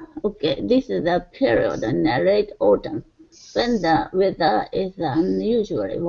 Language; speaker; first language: English; non-native, learner; Japanese